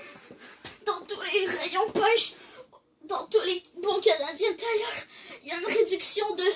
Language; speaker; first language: French; native; French